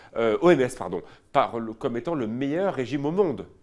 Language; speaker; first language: French; native; French